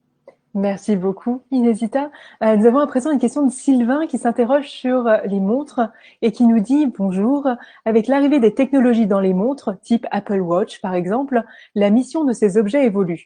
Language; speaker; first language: French; native; French